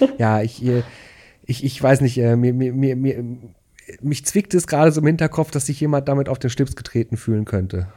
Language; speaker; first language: German; native; German